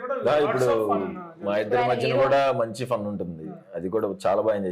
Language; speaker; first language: Telugu; native; Telugu